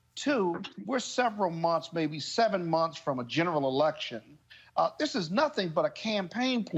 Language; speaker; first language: English; native; English